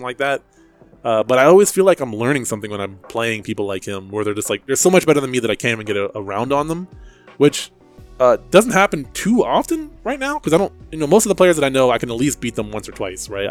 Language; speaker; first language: English; native; English